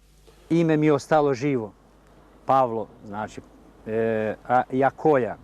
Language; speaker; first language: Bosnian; early bilingual, heritage; Serbian